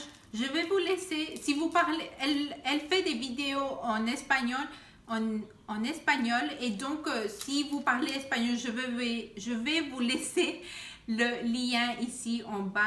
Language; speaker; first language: French; non-native, fluent; Spanish